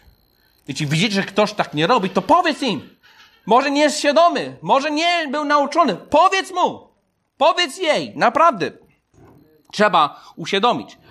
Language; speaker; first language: Polish; non-native, fluent; English